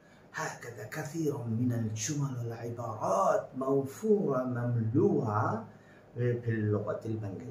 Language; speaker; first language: Arabic; non-native, fluent; Bangla